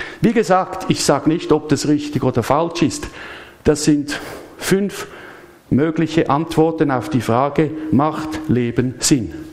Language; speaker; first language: German; native; German